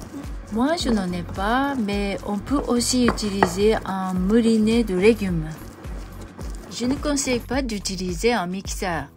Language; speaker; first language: French; non-native, fluent; Japanese